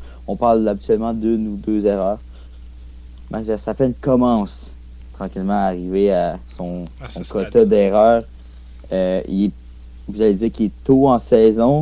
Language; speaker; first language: French; native; French